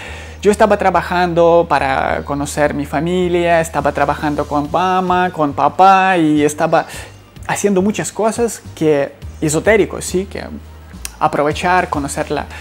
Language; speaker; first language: Spanish; non-native, fluent; Ukrainian